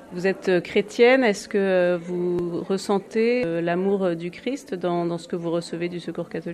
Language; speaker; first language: French; native; French